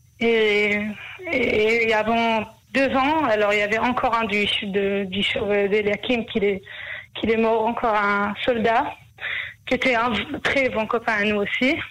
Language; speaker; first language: French; early bilingual, heritage; Hebrew